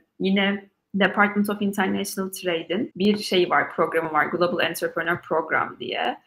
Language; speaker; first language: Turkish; native; Turkish